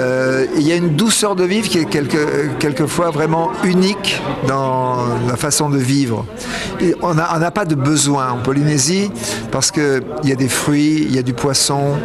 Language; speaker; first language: French; native; French